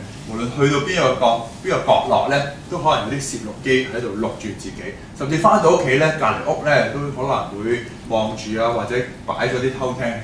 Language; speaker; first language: Cantonese; native; Cantonese